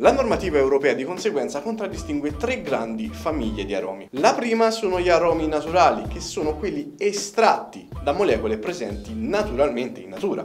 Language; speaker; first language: Italian; native; Italian